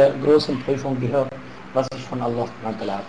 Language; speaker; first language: German; non-native, fluent; Arabic